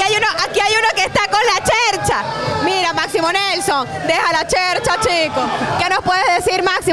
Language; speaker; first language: Spanish; native; Spanish